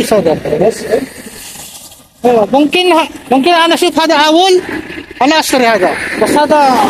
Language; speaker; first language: Arabic; non-native, learner; Filipino